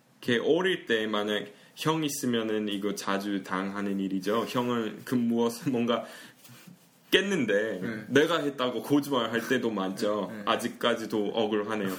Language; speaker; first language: Korean; early bilingual, heritage; Korean